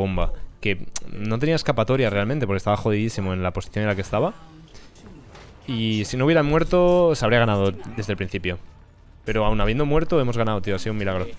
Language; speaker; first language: Spanish; native; Spanish